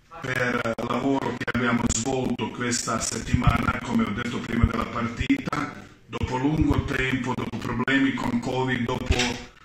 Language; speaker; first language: Italian; non-native, fluent; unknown